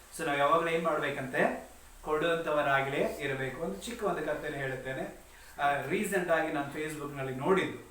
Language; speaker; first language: Kannada; non-native, local second language; Tamil